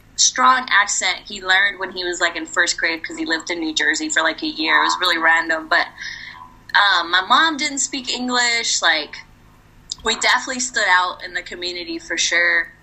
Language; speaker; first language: English; early bilingual, other home language; Spanish